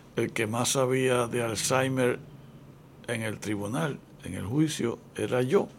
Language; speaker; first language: Spanish; native; Spanish